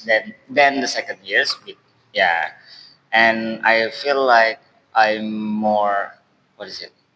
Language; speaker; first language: English; non-native, learner; Indonesian